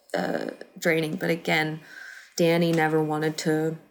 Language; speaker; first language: English; native; English